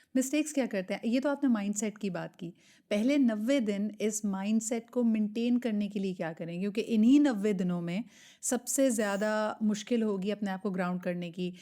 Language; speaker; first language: Urdu; native; Urdu